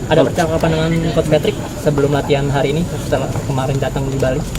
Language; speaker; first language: Indonesian; native; Indonesian